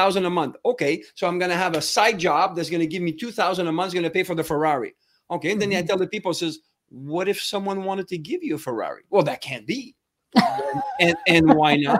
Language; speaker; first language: English; non-native, fluent; French